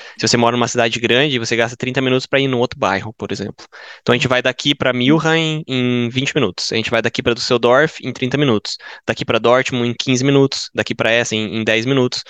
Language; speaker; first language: Portuguese; native; Portuguese